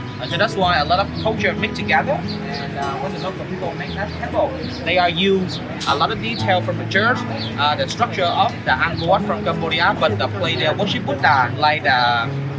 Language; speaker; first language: English; non-native, learner; Vietnamese